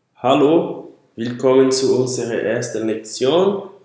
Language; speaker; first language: German; non-native, learner; Portuguese